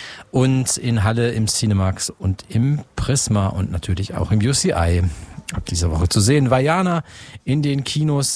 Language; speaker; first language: German; native; German